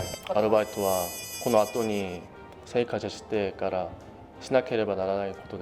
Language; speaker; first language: Japanese; non-native, learner; Korean